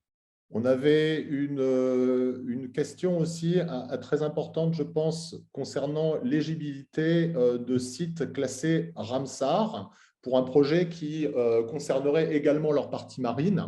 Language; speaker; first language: French; native; French